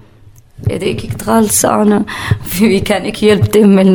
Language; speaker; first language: Danish; non-native, learner; Kurdish